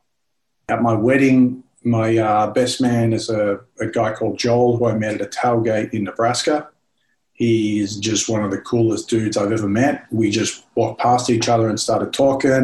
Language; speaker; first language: English; native; English